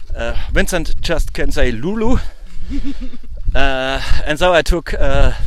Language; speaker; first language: English; non-native, learner; German